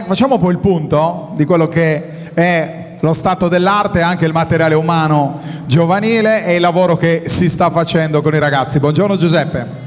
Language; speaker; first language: Italian; native; Italian